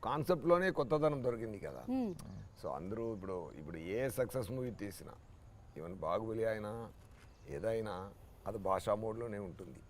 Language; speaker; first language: Telugu; non-native, fluent; Tamil